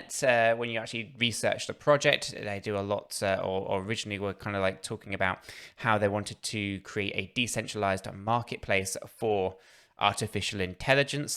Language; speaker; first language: English; native; English